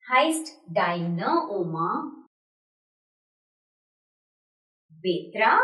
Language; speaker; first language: German; non-native, fluent; Hindi